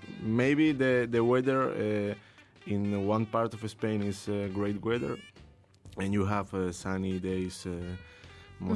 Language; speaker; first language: English; non-native, learner; Spanish